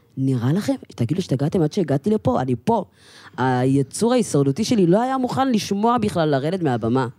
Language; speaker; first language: Hebrew; early bilingual, other home language; Amharic